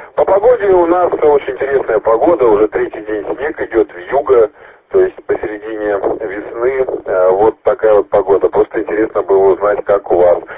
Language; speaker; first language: Russian; native; Russian